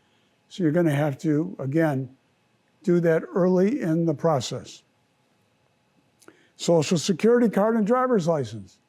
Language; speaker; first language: English; native; English